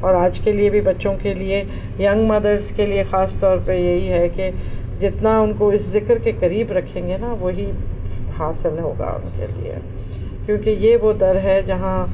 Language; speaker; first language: Urdu; native; Urdu